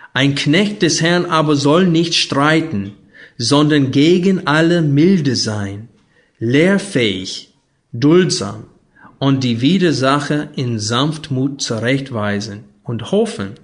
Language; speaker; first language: German; non-native, fluent; English